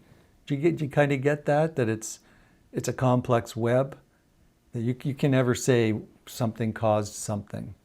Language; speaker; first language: English; native; English